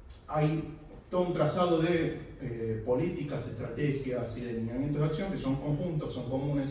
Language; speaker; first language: Spanish; native; Spanish